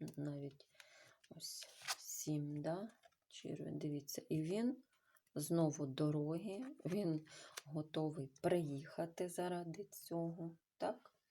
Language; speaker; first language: Ukrainian; non-native, local second language; Russian